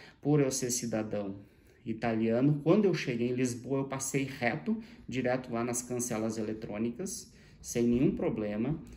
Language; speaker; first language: Portuguese; native; Portuguese